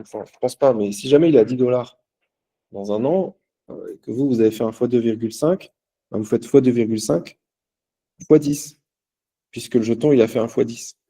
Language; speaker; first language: French; native; French